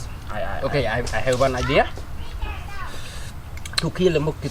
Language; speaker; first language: English; non-native, learner; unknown